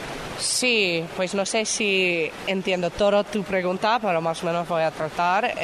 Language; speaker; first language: Spanish; non-native, fluent; English